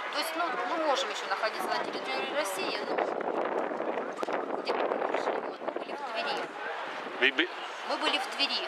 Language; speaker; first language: Russian; native; Russian